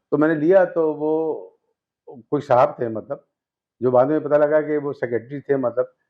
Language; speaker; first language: Urdu; native; Urdu